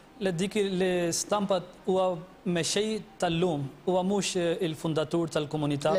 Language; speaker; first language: Maltese; non-native, fluent; Urdu